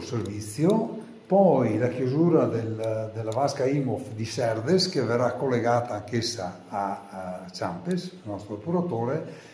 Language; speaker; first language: Italian; native; Italian